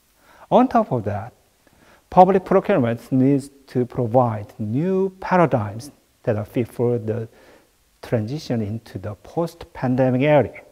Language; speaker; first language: English; non-native, fluent; Korean